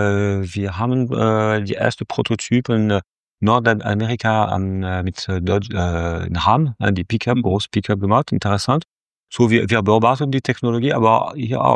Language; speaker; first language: German; non-native, fluent; French